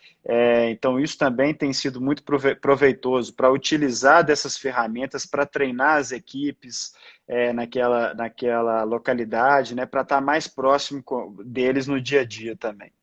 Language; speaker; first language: Portuguese; native; Portuguese